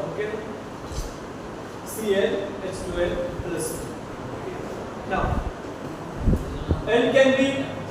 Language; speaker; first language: English; non-native, local second language; Hindi